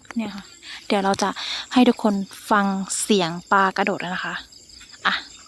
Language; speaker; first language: Thai; native; Thai